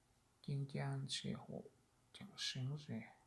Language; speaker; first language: Chinese; non-native, learner; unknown